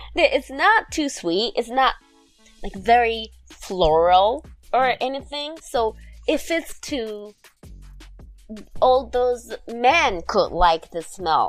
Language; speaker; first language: English; non-native, fluent; Japanese